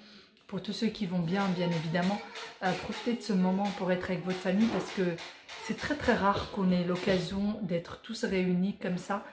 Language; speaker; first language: French; native; French